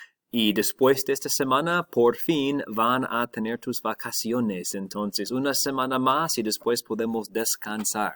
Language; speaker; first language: Spanish; non-native, fluent; English